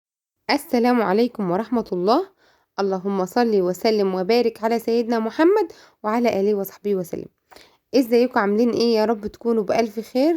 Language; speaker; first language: Arabic; native; Arabic